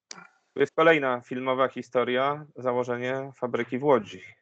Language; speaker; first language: Polish; native; Polish